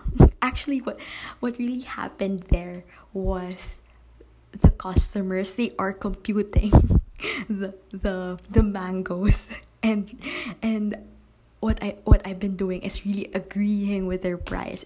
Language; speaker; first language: English; non-native, local second language; Kinaray-a